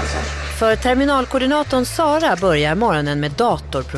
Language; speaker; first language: Swedish; native; Swedish